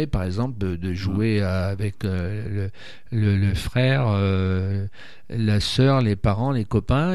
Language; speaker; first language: French; native; French